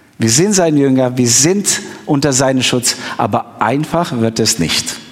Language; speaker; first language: German; non-native, fluent; Albanian